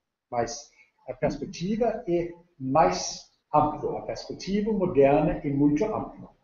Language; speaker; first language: Portuguese; non-native, learner; Danish